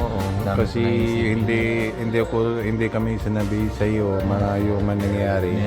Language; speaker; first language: Filipino; non-native, learner; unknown